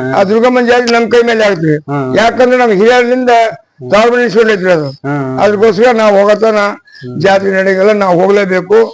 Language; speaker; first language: Kannada; non-native, local second language; Lambadi